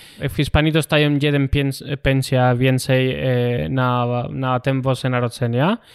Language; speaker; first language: Polish; non-native, learner; Spanish